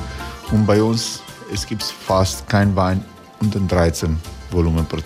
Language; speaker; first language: German; non-native, fluent; Croatian